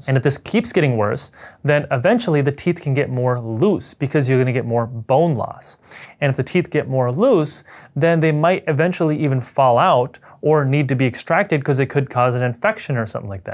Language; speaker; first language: English; native; English